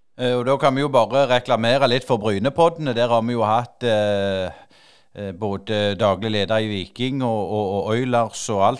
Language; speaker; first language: Norwegian; native; Norwegian